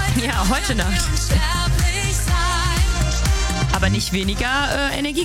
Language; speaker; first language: German; native; German